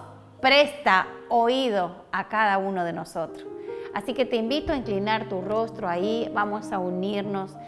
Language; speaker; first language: Spanish; native; Spanish